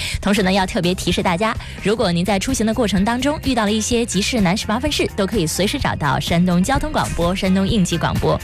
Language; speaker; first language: Chinese; native; Chinese